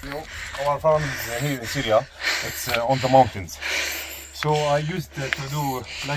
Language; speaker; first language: English; non-native, learner; Arabic